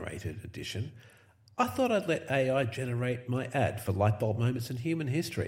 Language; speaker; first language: English; native; English